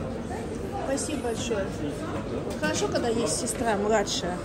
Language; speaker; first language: Russian; native; Russian